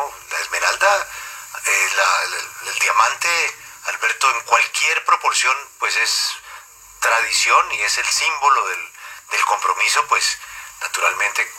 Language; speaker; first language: Spanish; native; Spanish